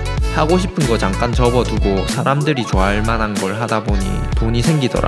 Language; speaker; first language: Korean; native; Korean